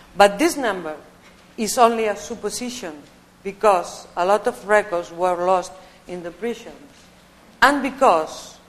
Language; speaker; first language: English; non-native, learner; Catalan